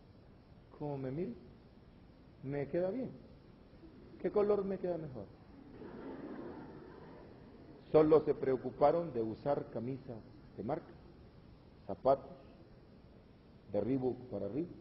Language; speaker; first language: Spanish; native; Spanish